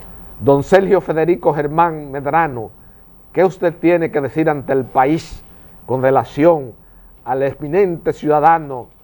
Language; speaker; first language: Spanish; native; Spanish